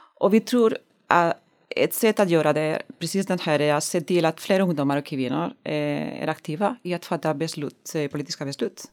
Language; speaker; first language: Swedish; non-native, learner; Spanish